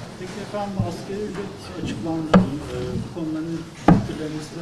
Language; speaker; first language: Turkish; native; Turkish